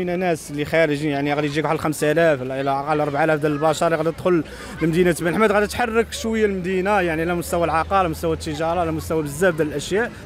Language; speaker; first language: Arabic; native; Arabic